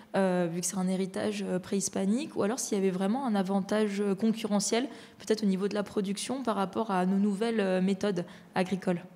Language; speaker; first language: French; native; French